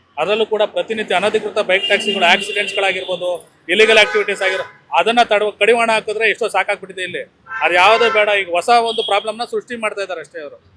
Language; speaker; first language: Kannada; native; Kannada